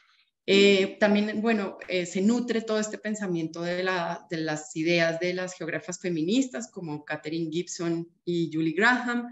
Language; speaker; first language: Spanish; native; Spanish